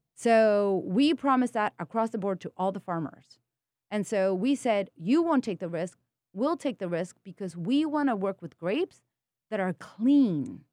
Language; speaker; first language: English; early bilingual, other home language; Spanish